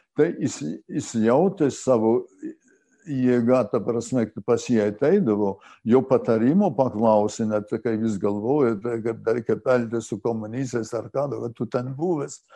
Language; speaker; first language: Lithuanian; early bilingual, heritage; Lithuanian